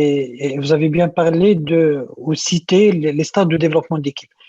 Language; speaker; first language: French; non-native, local second language; Arabic